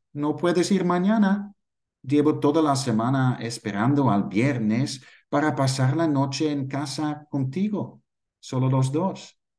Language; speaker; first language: Spanish; non-native, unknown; Dutch